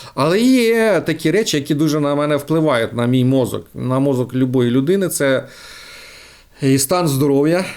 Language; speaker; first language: Ukrainian; non-native, local second language; Russian